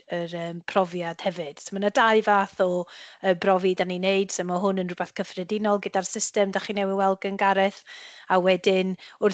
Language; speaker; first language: Welsh; native; Welsh